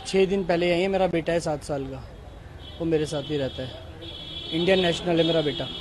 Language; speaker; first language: Hindi; native; Hindi